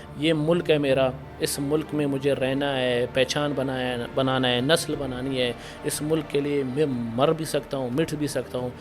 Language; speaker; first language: Urdu; non-native, local second language; Baluchi